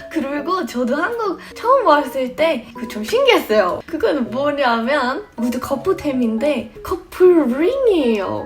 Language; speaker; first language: Korean; non-native, fluent; English